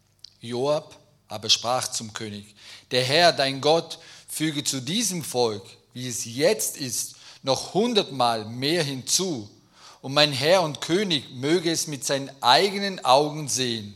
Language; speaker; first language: German; native; German